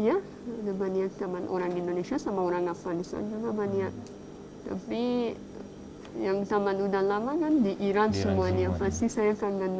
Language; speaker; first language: Indonesian; non-native, fluent; Persian